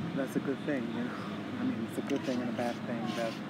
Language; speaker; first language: English; native; English